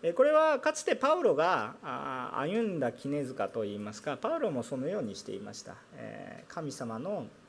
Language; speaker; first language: Japanese; non-native, fluent; Korean